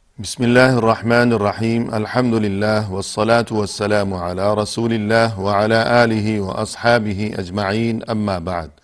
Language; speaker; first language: Urdu; native; Urdu